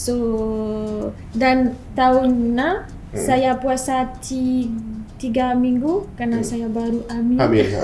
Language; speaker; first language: Indonesian; non-native, learner; French